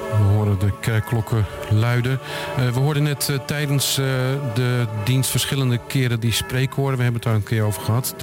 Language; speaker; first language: Dutch; native; Dutch